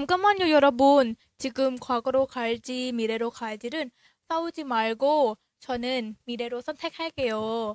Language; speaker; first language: Korean; non-native, learner; Thai